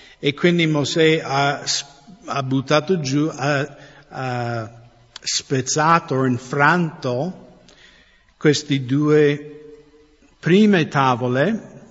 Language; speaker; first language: Italian; non-native, fluent; English